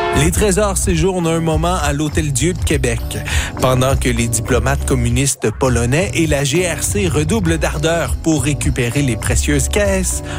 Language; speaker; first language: French; native; French